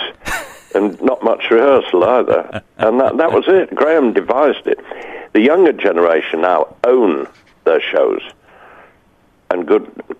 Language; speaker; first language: English; native; English